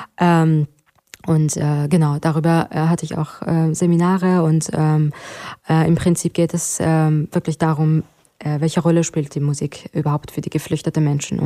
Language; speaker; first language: German; non-native, fluent; Persian